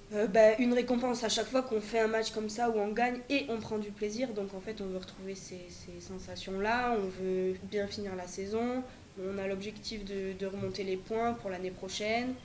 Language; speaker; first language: French; native; French